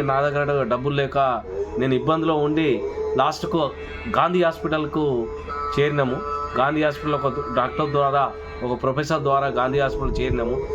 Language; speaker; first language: Telugu; non-native, local second language; Lambadi